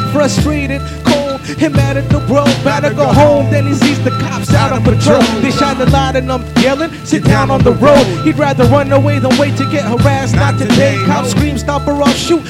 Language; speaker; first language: English; early bilingual, other home language; Spanish